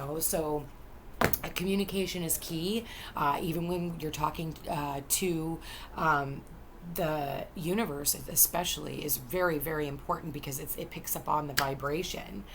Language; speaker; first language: English; native; English